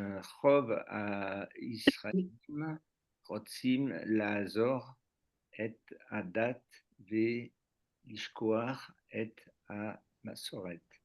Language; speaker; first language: Hebrew; non-native, learner; French